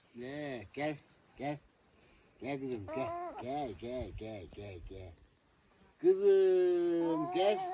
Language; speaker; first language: Turkish; native; Turkish